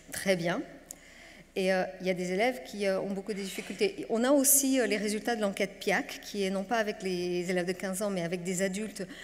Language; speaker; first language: French; non-native, fluent; Portuguese